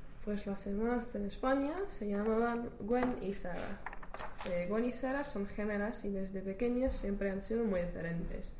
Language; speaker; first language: Spanish; non-native, learner; English